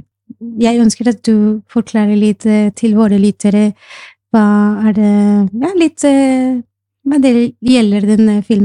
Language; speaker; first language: Norwegian; non-native, fluent; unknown